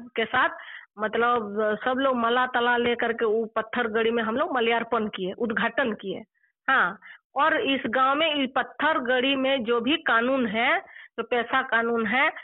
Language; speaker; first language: Hindi; non-native, local second language; Santali